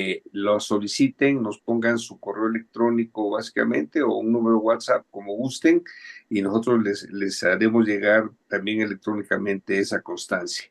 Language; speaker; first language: Spanish; native; Spanish